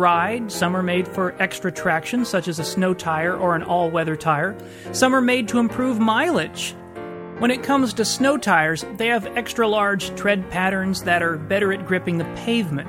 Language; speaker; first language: English; native; English